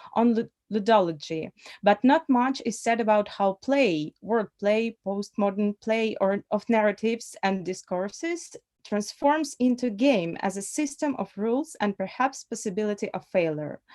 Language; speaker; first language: English; non-native, fluent; Russian